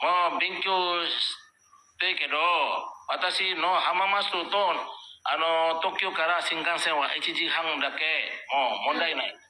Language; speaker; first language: Japanese; non-native, learner; Indonesian